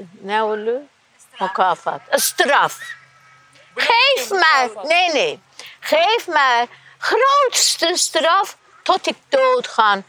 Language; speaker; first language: Dutch; non-native, learner; Persian